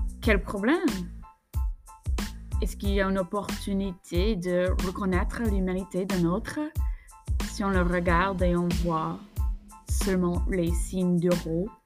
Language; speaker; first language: French; non-native, fluent; English